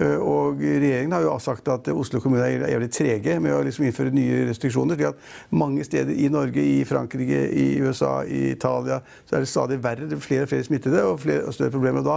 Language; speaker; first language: Norwegian; native; Norwegian